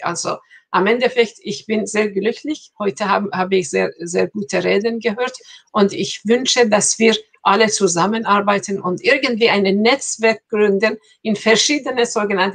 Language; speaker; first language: German; non-native, fluent; Persian